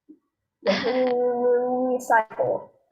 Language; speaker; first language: English; non-native, learner; Vietnamese